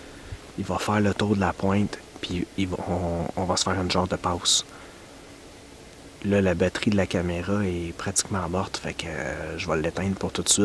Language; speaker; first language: French; native; French